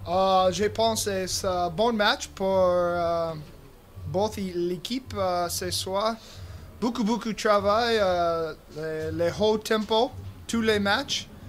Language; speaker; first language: French; non-native, learner; English